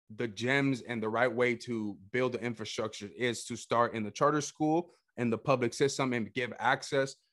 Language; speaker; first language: English; early bilingual, other home language; Spanish